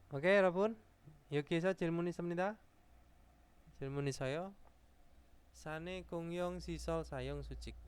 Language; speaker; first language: Korean; non-native, learner; Indonesian